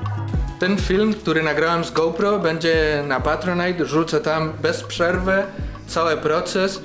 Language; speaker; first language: Polish; non-native, learner; Spanish